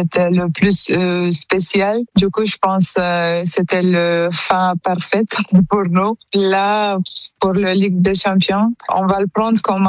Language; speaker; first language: French; non-native, fluent; Romanian